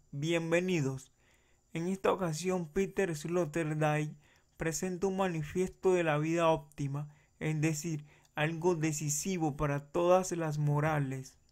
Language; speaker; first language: Spanish; native; Spanish